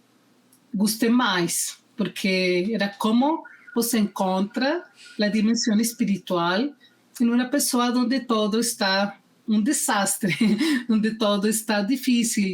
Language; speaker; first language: Portuguese; non-native, fluent; Spanish